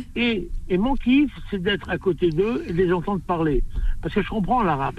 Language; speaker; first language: French; native; French